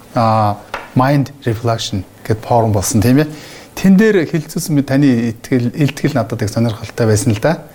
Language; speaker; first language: Mongolian; native; Mongolian